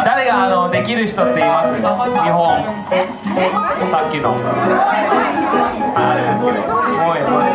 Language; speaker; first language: Japanese; non-native, learner; Thai